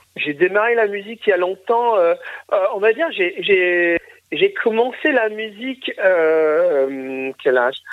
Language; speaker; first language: French; early bilingual, other home language; English